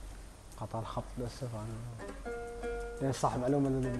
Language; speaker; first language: Arabic; native; Arabic